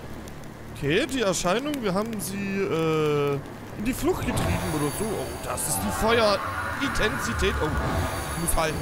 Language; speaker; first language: German; native; German